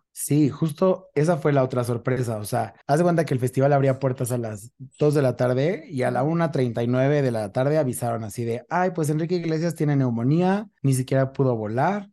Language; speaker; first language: Spanish; native; Spanish